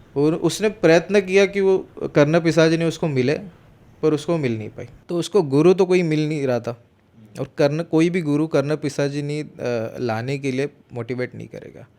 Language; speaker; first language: Hindi; non-native, local second language; Marathi